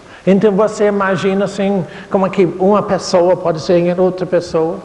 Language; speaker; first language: Portuguese; non-native, fluent; English